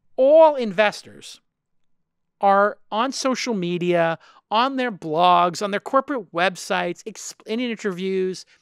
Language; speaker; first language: English; native; English